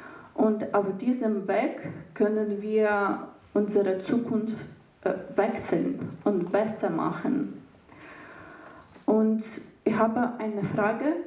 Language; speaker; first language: German; non-native, learner; Ukrainian